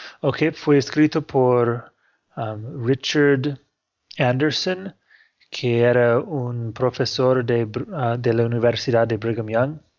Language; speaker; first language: Spanish; non-native, fluent; English